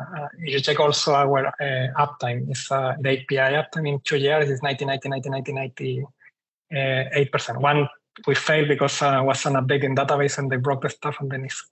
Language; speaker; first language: English; non-native, fluent; Spanish